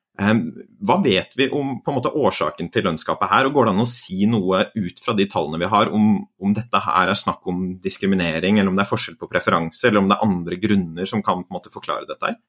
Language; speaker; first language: Norwegian; native; Norwegian